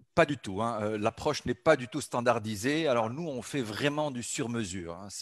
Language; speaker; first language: French; non-native, local second language; Arabic